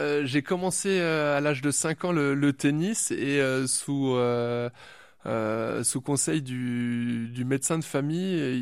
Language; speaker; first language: French; native; French